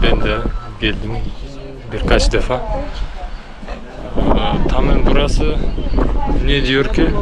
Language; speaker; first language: Turkish; non-native, learner; Bashkir